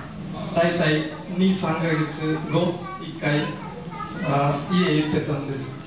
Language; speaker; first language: Japanese; non-native, fluent; Marathi